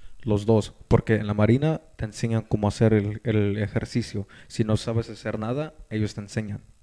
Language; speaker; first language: Spanish; early bilingual, heritage; Spanish